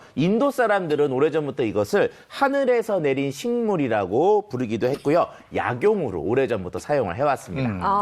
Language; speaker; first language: Korean; native; Korean